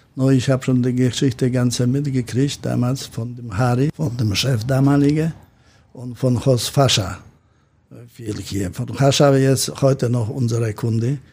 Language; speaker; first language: German; non-native, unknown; Polish